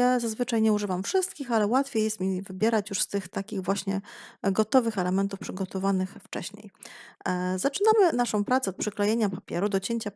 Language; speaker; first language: Polish; native; Polish